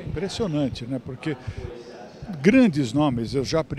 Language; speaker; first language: Portuguese; native; Portuguese